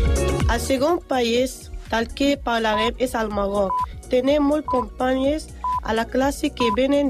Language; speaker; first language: Catalan; non-native, learner; Arabic